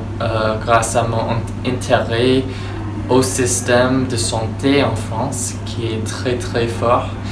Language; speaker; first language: French; non-native, fluent; English